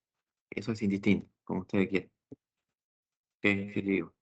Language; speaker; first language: Spanish; native; Spanish